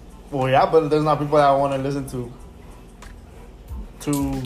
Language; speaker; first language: English; early bilingual, other home language; Spanish